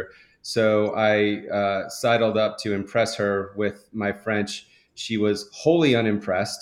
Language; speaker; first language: English; native; English